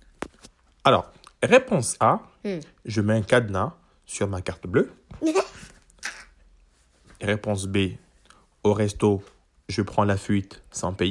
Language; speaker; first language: French; native; French